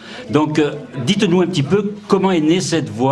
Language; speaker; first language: French; native; French